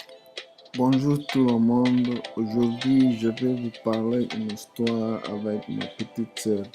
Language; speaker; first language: French; non-native, learner; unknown